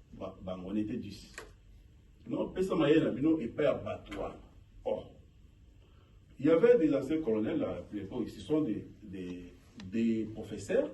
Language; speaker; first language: French; non-native, local second language; Lingala